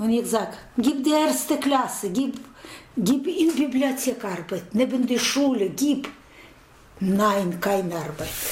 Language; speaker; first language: German; non-native, learner; Russian